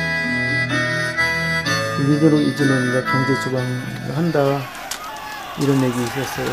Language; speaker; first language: Korean; non-native, fluent; Nepali